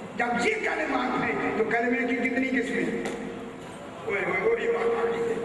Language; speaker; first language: Urdu; non-native, local second language; Punjabi